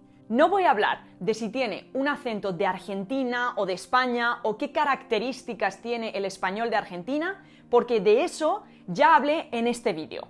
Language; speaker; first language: Spanish; native; Spanish